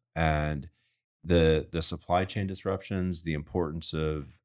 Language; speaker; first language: English; native; English